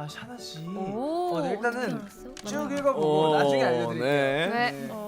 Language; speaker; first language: Korean; native; Korean